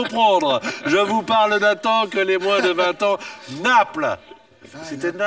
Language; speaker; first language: French; native; French